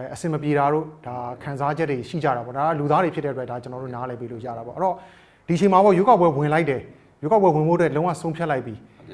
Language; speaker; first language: Burmese; native; Burmese